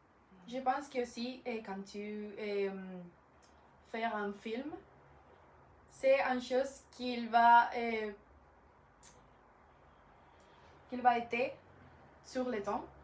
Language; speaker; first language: French; non-native, learner; Spanish